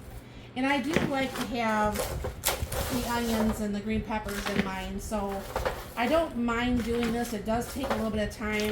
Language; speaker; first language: English; native; English